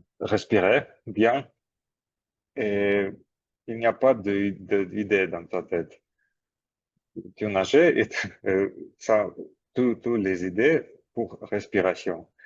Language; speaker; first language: French; non-native, learner; Armenian